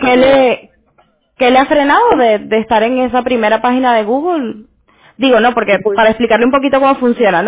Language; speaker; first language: Spanish; non-native, fluent; English